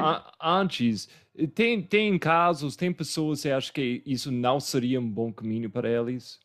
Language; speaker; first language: Portuguese; non-native, fluent; English